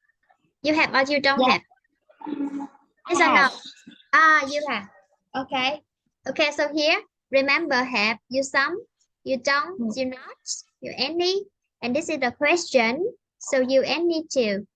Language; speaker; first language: English; non-native, fluent; Vietnamese